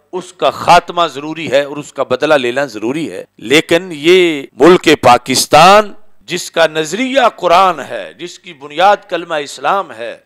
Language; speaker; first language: Urdu; non-native, local second language; Punjabi